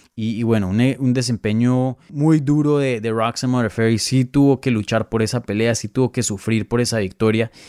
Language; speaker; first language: Spanish; native; Spanish